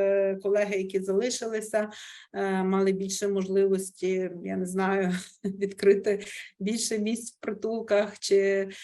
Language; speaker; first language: Ukrainian; native; Ukrainian